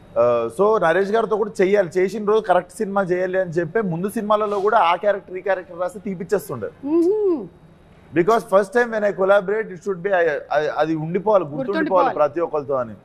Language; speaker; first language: Telugu; native; Telugu